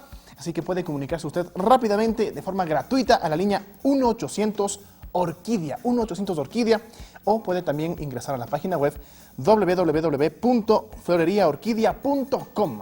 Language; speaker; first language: Spanish; native; Spanish